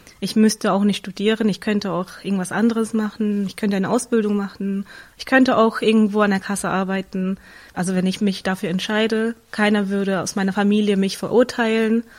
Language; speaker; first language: German; early bilingual, other home language; Tamil